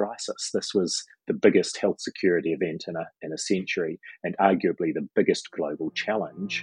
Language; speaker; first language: English; native; English